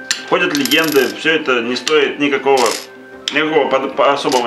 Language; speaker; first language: Russian; native; Russian